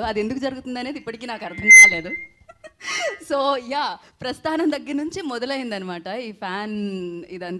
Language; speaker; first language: Telugu; native; Telugu